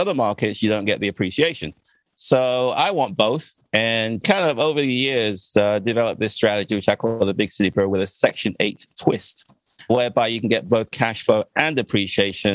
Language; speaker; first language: English; native; English